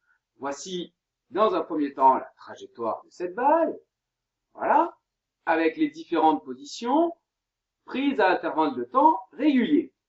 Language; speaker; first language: French; native; French